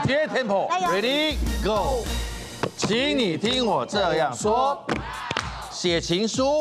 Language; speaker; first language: Chinese; native; Chinese